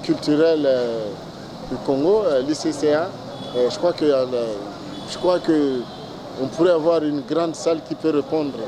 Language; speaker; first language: French; non-native, local second language; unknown